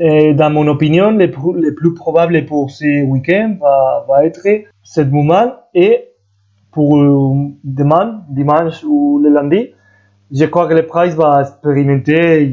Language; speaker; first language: French; non-native, fluent; Spanish